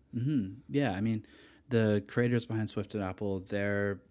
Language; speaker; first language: English; native; English